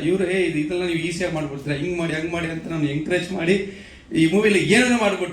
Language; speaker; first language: Kannada; non-native, learner; Tamil